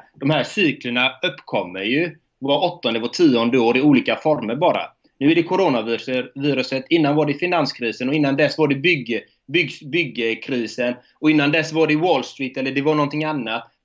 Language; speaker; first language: Swedish; native; Swedish